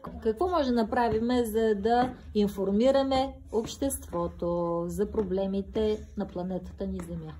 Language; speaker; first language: Bulgarian; native; Bulgarian